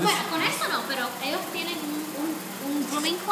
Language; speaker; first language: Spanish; early bilingual, heritage; Spanish